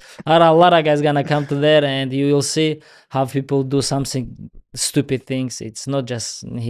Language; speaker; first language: English; non-native, learner; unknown